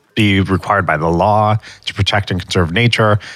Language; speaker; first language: English; native; English